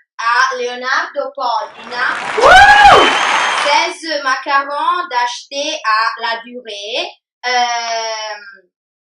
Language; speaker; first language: French; non-native, learner; Italian